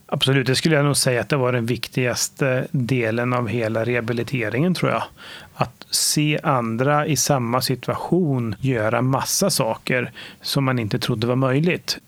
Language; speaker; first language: Swedish; native; Swedish